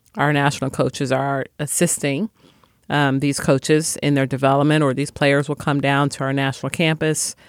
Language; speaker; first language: English; native; English